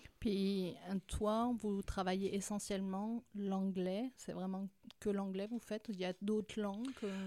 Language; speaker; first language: French; native; French